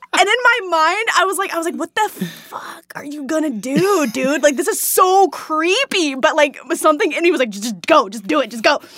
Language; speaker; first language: English; native; English